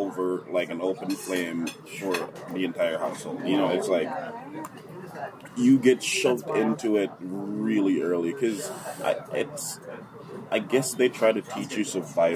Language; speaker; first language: English; non-native, local second language; Jamaican Creole English